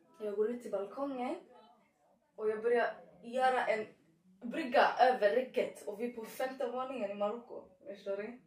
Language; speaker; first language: Swedish; early bilingual, other home language; Arabic